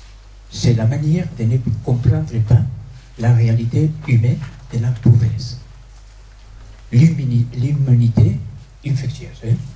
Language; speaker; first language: French; non-native, fluent; Spanish